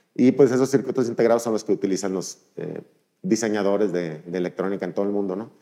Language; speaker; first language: Spanish; native; Spanish